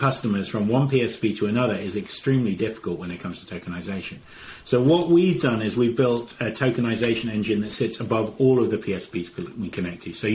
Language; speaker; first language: English; native; English